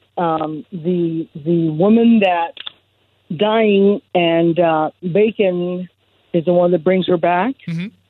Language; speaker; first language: English; non-native, fluent; Spanish